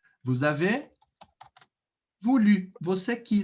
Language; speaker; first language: French; non-native, fluent; Portuguese